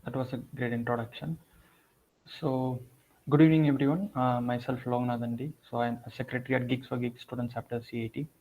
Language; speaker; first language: English; non-native, local second language; Tamil